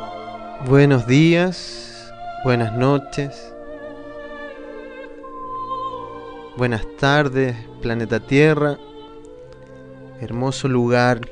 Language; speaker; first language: Spanish; native; Spanish